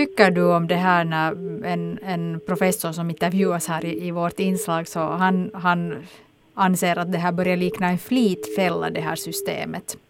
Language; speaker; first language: Swedish; native; Swedish